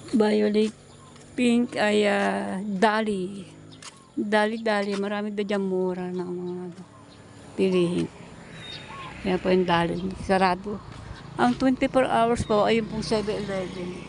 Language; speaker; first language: Filipino; native; Filipino